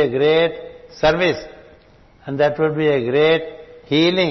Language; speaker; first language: English; non-native, local second language; Telugu